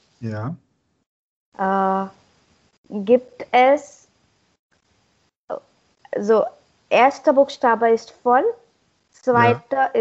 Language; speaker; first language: German; non-native, learner; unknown